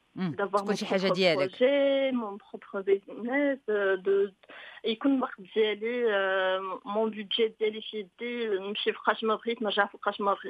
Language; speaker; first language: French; non-native, local second language; Arabic